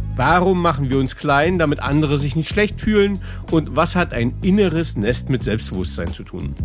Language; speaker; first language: German; native; German